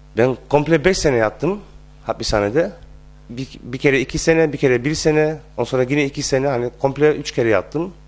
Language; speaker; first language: Turkish; early bilingual, heritage; Turkish